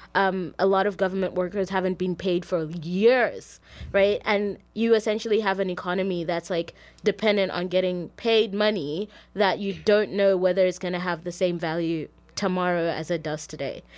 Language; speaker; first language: English; non-native, local second language; Shona